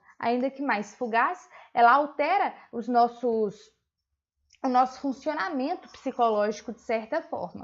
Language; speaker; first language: Portuguese; native; Portuguese